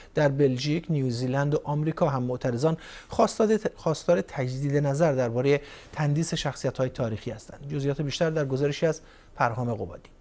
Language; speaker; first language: Persian; native; Persian